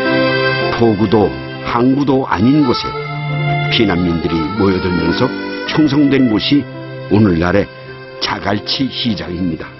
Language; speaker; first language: Korean; native; Korean